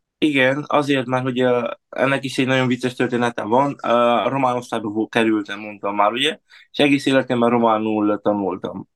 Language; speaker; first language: Hungarian; native; Hungarian